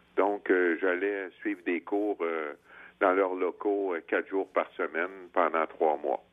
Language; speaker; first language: French; native; French